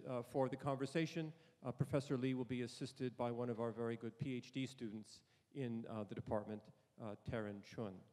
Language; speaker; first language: English; native; English